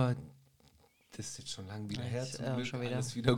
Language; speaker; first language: German; native; German